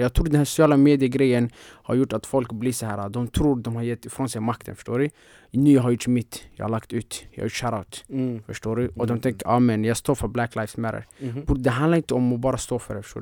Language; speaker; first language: Swedish; non-native, fluent; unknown